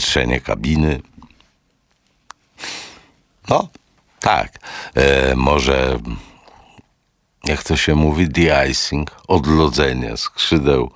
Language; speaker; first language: Polish; native; Polish